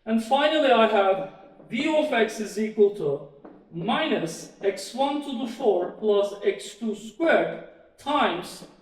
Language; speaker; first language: English; non-native, fluent; Turkish